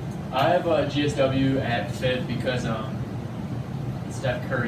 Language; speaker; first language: English; native; English